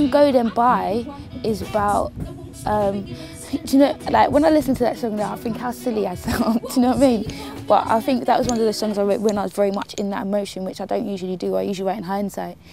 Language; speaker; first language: English; native; English